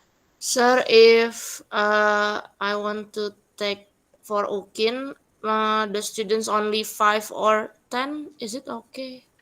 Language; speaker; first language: English; non-native, learner; Indonesian